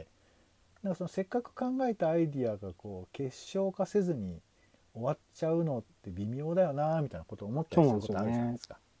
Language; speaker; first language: Japanese; native; Japanese